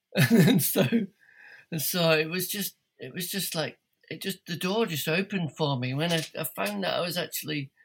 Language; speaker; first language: English; native; English